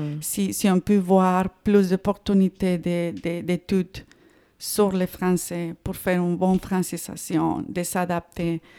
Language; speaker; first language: French; non-native, fluent; Spanish